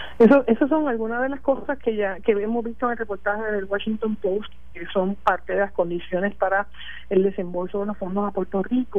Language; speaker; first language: Spanish; native; Spanish